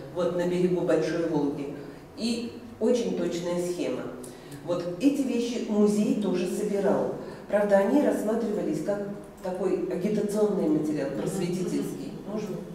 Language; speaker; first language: Russian; native; Russian